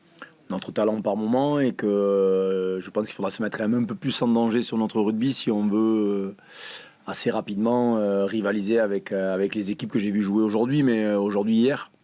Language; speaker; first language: French; native; French